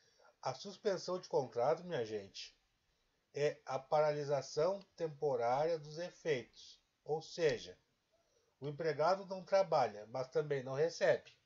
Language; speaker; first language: Portuguese; native; Portuguese